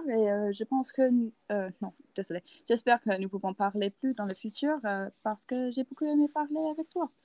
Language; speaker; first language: French; non-native, learner; English